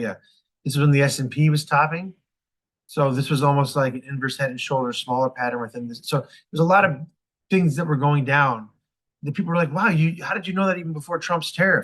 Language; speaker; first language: English; native; English